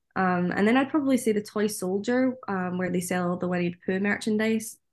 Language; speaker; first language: English; native; English